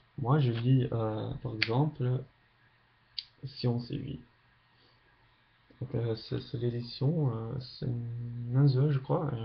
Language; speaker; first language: French; non-native, learner; English